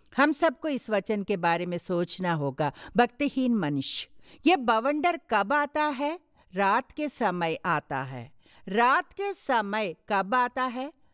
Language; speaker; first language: Hindi; non-native, local second language; Tamil